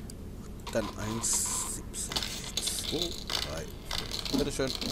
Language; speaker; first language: German; native; German